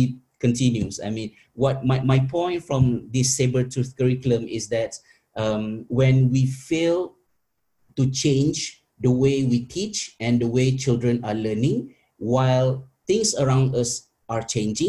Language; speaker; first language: English; non-native, local second language; Malay